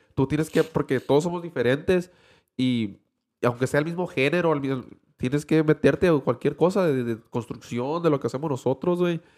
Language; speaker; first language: Spanish; early bilingual, heritage; Spanish